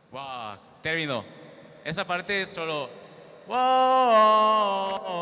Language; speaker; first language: Spanish; non-native, learner; Korean